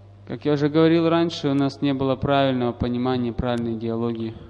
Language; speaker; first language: Russian; native; Russian